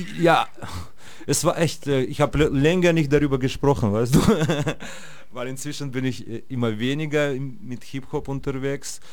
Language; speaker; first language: German; non-native, fluent; Russian